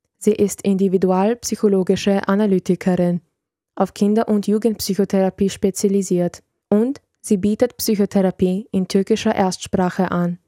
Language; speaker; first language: German; early bilingual, other home language; Serbian